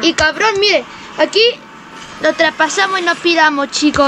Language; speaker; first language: Spanish; native; Spanish